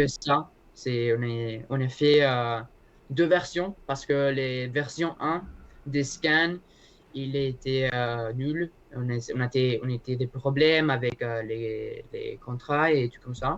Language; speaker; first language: French; non-native, learner; Spanish